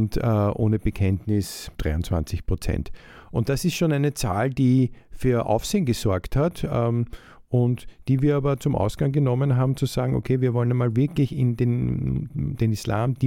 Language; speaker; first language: German; native; German